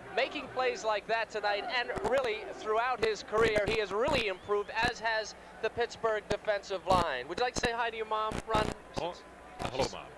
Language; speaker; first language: English; native; English